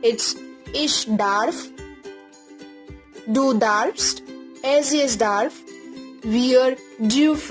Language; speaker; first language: German; non-native, learner; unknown